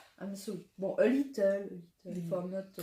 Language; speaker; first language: English; non-native, learner; French